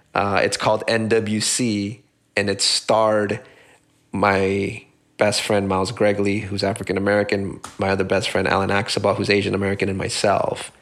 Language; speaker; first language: English; early bilingual, other home language; Spanish